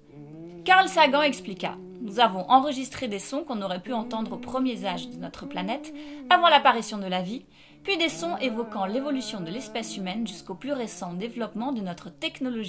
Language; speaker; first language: French; native; French